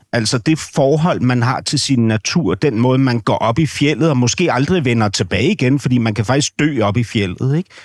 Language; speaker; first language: Danish; native; Danish